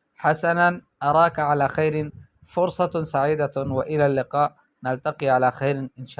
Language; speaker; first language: Arabic; non-native, fluent; Urdu